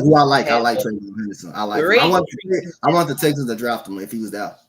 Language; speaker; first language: English; native; English